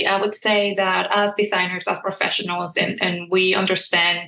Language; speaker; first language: English; non-native, fluent; Spanish